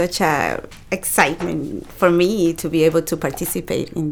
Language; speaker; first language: English; non-native, fluent; Spanish